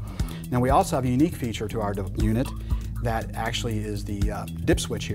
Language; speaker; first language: English; native; English